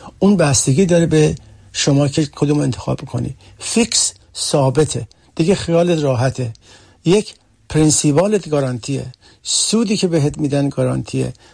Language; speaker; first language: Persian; early bilingual, heritage; Persian